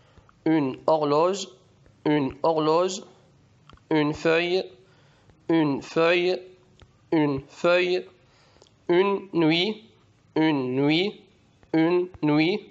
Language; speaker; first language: French; non-native, fluent; Arabic